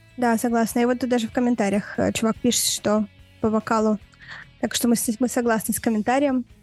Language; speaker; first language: Russian; native; Russian